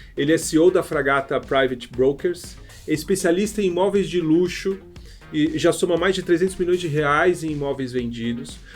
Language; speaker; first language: Portuguese; native; Portuguese